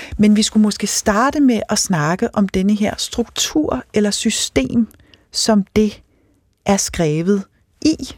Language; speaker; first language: Danish; native; Danish